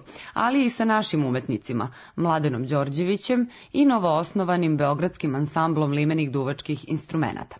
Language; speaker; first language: Serbian; native; Serbian